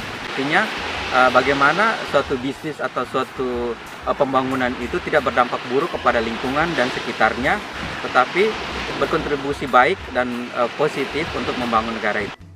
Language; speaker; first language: Indonesian; non-native, local second language; Tetum